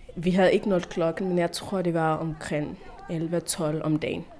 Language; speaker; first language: Danish; non-native, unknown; Tigrinya